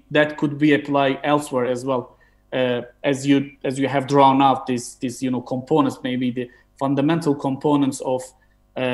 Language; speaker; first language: English; non-native, fluent; Turkish